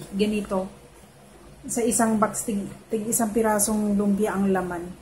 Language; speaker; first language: Filipino; non-native, local second language; Cebuano